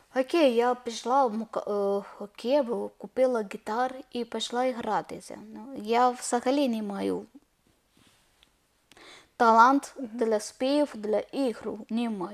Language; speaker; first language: Ukrainian; non-native, learner; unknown